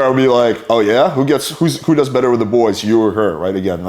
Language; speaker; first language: English; native; English